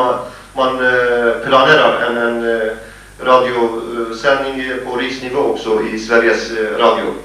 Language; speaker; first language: Swedish; non-native, fluent; Kurdish